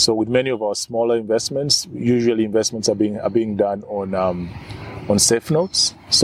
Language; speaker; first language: English; non-native, local second language; Ganda